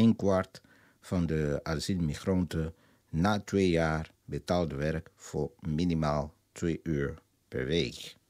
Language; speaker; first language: Dutch; non-native, fluent; Lingala